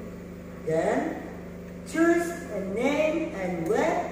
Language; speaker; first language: English; non-native, fluent; Indonesian